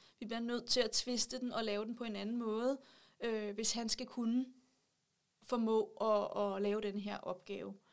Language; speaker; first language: Danish; native; Danish